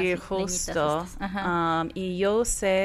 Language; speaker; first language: Spanish; non-native, fluent; English